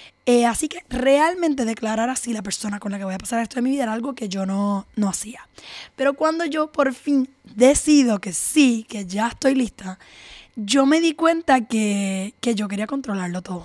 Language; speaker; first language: Spanish; early bilingual, heritage; Spanish